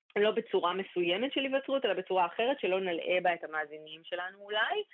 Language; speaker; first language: Hebrew; native; Hebrew